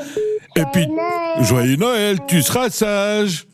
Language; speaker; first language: French; native; French